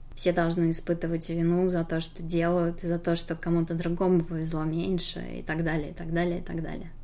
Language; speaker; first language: Russian; native; Russian